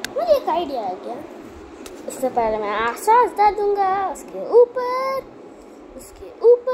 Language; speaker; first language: Hindi; native; Hindi